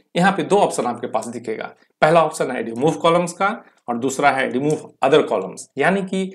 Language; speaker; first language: Hindi; native; Hindi